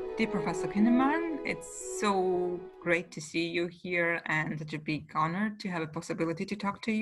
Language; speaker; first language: English; non-native, fluent; Georgian